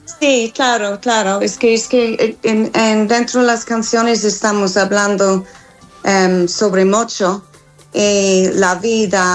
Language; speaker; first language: Spanish; non-native, fluent; English